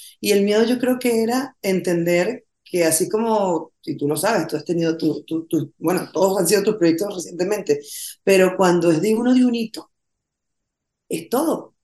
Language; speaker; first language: Spanish; native; Spanish